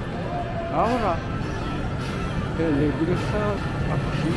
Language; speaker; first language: Spanish; non-native, learner; Japanese